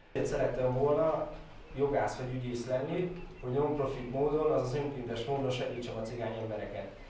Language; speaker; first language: Hungarian; native; Hungarian